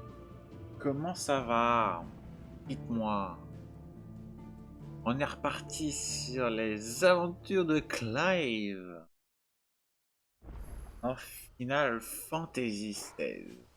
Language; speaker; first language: French; native; French